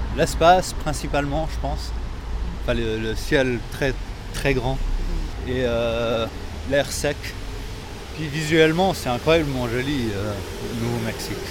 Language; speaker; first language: French; early bilingual, other home language; English